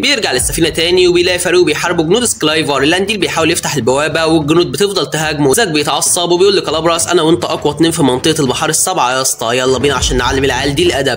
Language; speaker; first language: Arabic; native; Arabic